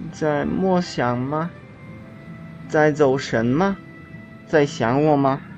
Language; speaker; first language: Chinese; non-native, learner; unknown